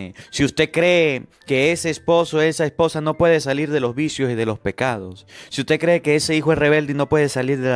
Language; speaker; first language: Spanish; native; Spanish